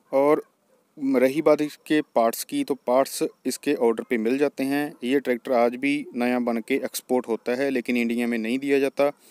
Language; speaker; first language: Hindi; non-native, local second language; Punjabi